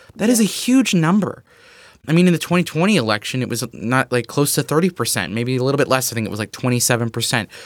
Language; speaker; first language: English; native; English